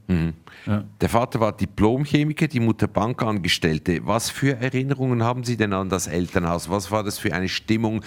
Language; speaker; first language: German; native; German